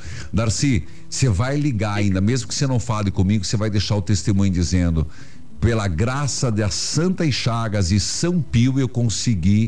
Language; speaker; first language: Portuguese; native; Portuguese